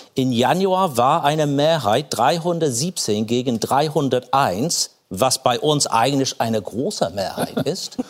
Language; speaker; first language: German; non-native, fluent; English